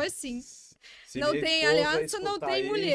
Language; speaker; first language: Portuguese; non-native, learner; Russian